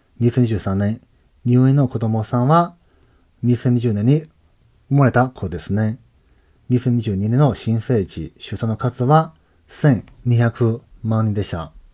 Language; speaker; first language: Japanese; non-native, fluent; Chinese